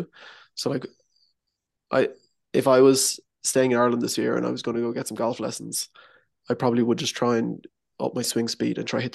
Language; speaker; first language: English; native; English